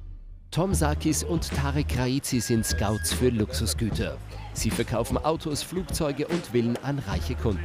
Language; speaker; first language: German; native; German